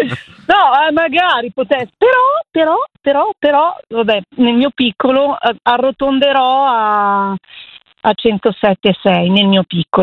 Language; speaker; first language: Italian; native; Italian